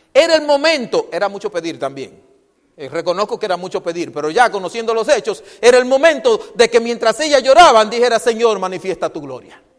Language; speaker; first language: Spanish; native; Spanish